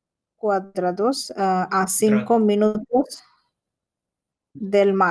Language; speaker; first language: Spanish; non-native, learner; Bangla